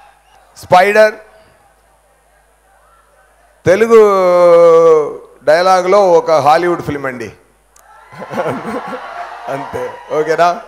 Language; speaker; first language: Telugu; non-native, fluent; Tamil